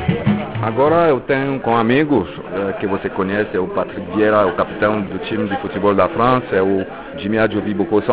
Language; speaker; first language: Portuguese; non-native, local second language; French